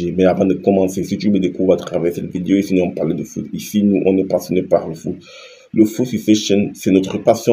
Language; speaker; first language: French; native; French